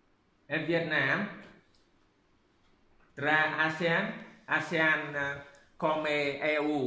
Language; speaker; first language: Italian; non-native, learner; Vietnamese